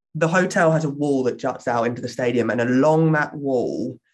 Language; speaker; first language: English; native; English